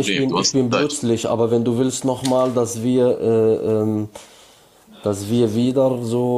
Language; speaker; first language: German; non-native, learner; Arabic